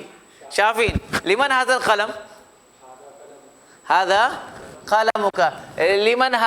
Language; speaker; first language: Arabic; non-native, fluent; Urdu